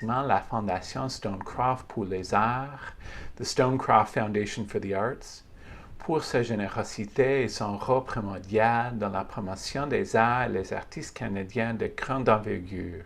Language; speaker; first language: French; native; French